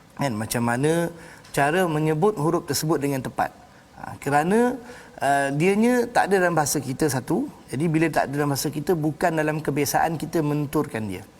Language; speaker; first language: Malay; native; Malay